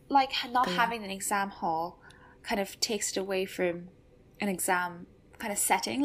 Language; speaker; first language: English; native; English